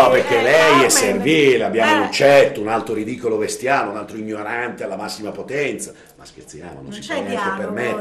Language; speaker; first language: Italian; native; Italian